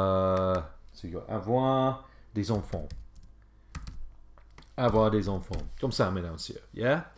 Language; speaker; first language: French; non-native, fluent; English